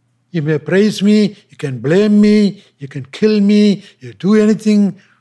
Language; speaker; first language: English; non-native, local second language; Tamil